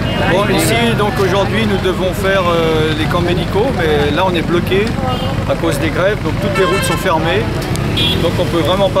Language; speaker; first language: French; native; French